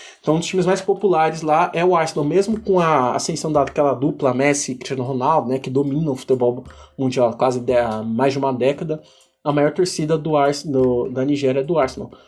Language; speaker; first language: Portuguese; early bilingual, other home language; Igbo